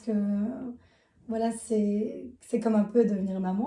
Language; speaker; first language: French; native; French